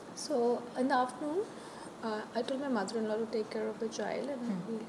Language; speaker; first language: English; non-native, local second language; Hindi